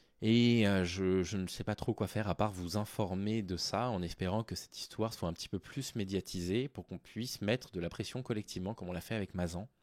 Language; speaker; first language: French; native; French